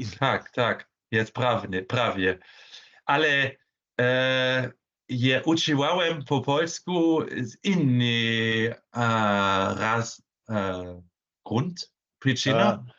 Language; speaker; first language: Polish; non-native, learner; German